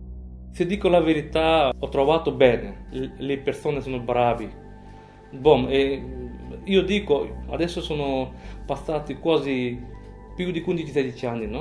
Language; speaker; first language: Italian; non-native, learner; Bangla